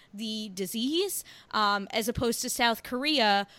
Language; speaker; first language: English; native; English